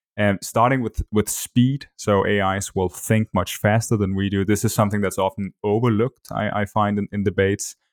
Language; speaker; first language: English; non-native, fluent; Danish